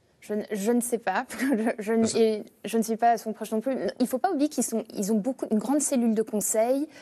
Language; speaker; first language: French; non-native, fluent; English